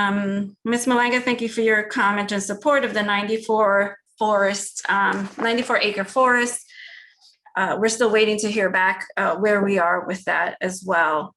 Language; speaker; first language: English; early bilingual, other home language; Spanish